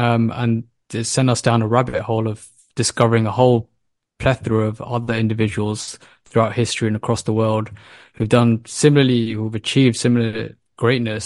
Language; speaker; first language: English; native; English